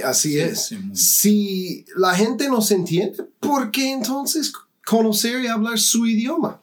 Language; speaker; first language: Spanish; non-native, fluent; English